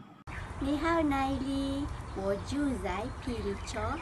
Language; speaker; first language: Chinese; non-native, learner; Malay